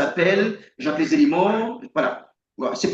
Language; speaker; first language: French; native; French